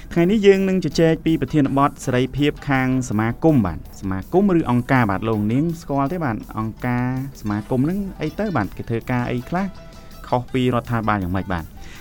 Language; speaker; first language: Khmer; native; Khmer